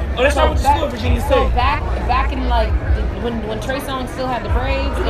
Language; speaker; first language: English; native; English